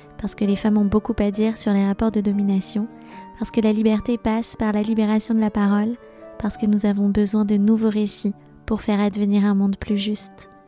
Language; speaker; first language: French; native; French